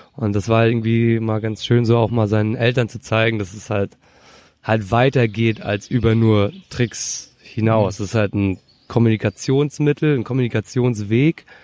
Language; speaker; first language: German; native; German